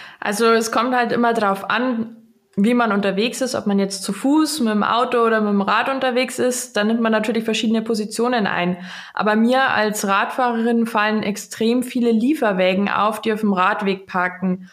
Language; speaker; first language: German; native; German